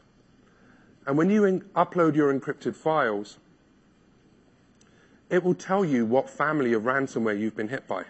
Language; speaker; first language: English; native; English